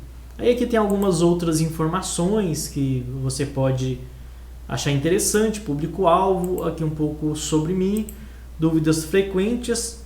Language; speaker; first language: Portuguese; native; Portuguese